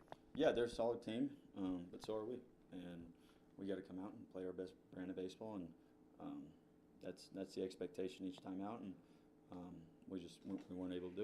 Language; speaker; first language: English; native; English